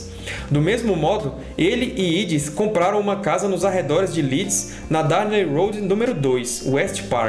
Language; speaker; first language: Portuguese; native; Portuguese